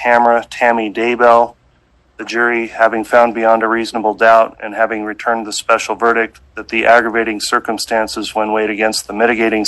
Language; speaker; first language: English; native; English